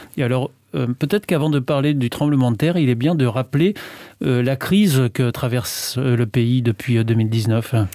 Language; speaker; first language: French; native; French